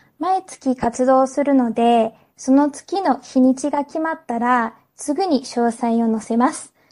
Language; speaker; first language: Japanese; non-native, fluent; English